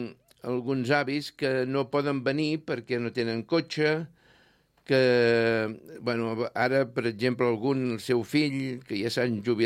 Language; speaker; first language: Catalan; native; Catalan